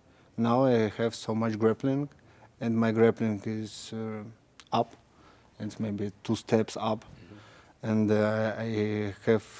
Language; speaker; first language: English; non-native, learner; Russian